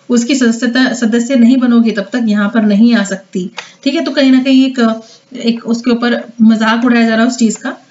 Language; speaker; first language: Hindi; native; Hindi